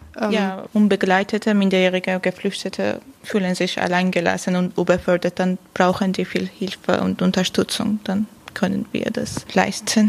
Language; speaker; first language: German; non-native, fluent; Arabic